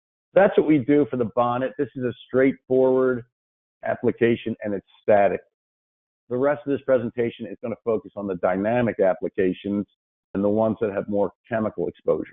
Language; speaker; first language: English; native; English